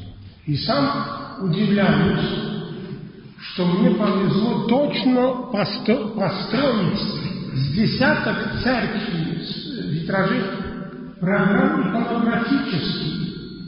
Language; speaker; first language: Russian; non-native, fluent; Polish